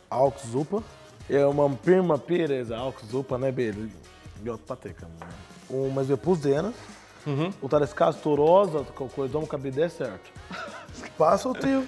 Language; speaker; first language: Latvian; non-native, learner; Portuguese